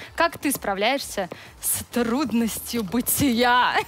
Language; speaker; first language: Russian; native; Russian